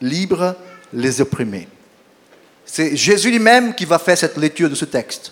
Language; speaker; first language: French; non-native, fluent; Portuguese